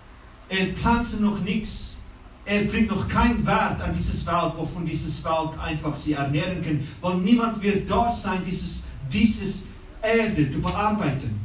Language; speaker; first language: German; non-native, fluent; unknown